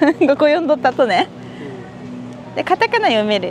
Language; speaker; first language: Japanese; native; Japanese